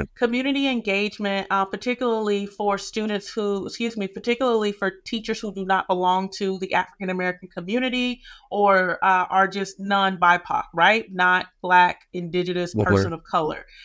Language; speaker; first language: English; native; English